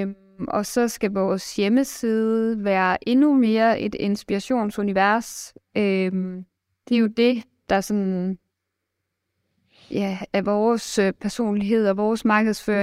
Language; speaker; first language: Danish; native; Danish